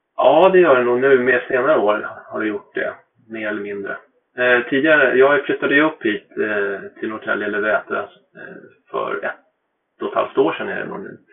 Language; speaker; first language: Swedish; native; Swedish